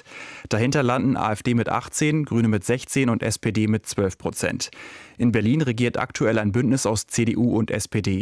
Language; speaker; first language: German; native; German